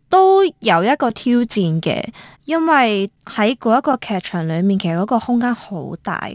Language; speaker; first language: Cantonese; native; Cantonese